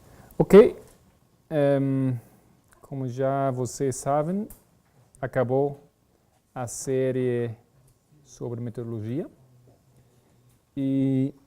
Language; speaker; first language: Portuguese; non-native, fluent; Spanish